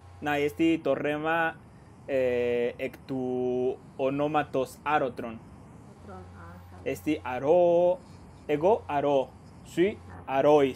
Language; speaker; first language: Greek; non-native, fluent; Spanish